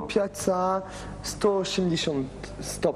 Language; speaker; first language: Polish; non-native, learner; French